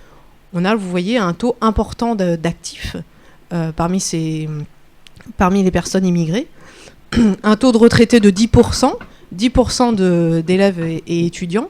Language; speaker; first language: French; native; French